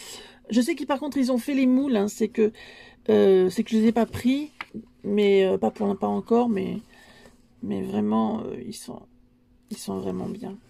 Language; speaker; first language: French; native; French